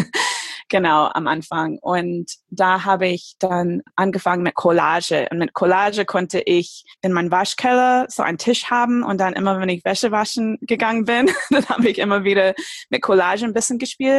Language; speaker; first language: German; non-native, fluent; English